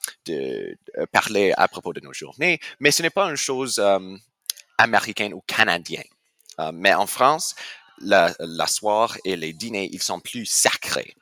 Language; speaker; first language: French; non-native, fluent; English